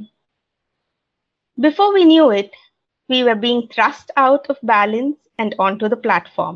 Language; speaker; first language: English; non-native, local second language; Tamil